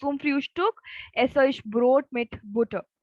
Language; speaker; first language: German; non-native, fluent; Hindi